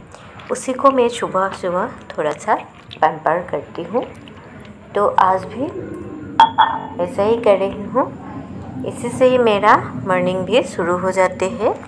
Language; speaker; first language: Hindi; non-native, local second language; Assamese